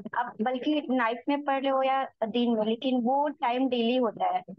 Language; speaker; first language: Hindi; native; Hindi